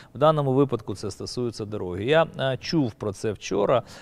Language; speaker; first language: Ukrainian; native; Ukrainian